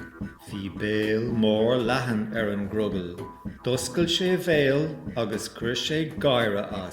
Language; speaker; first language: Irish; native; Irish